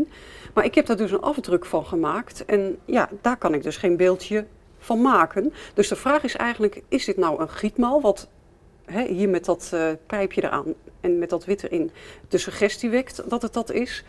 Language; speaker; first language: Dutch; native; Dutch